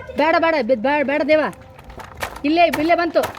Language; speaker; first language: Kannada; native; Kannada